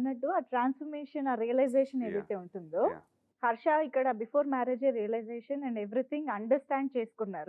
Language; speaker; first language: Telugu; native; Telugu